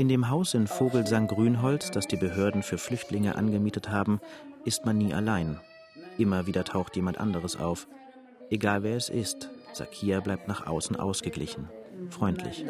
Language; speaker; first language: German; native; German